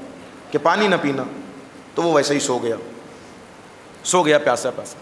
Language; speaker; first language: Urdu; native; Urdu